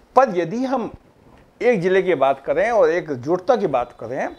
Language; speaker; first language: Hindi; native; Hindi